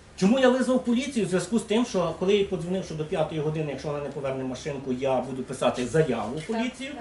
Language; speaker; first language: Ukrainian; native; Ukrainian